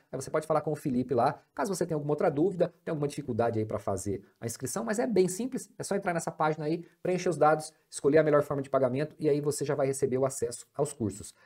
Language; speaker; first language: Portuguese; native; Portuguese